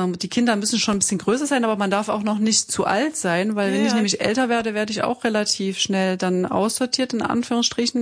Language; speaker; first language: German; native; German